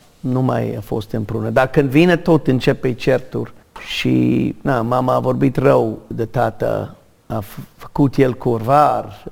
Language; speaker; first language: Romanian; non-native, learner; English